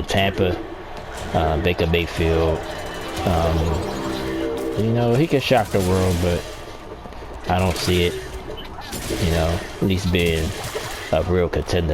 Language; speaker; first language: English; native; English